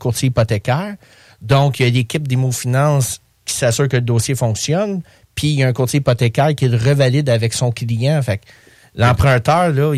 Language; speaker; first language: French; native; French